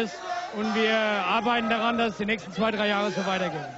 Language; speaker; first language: German; non-native, fluent; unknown